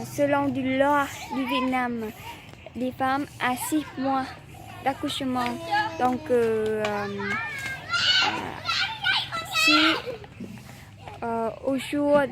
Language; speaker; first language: French; non-native, learner; Vietnamese